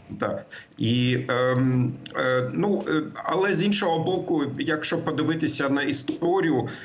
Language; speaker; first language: Ukrainian; non-native, fluent; German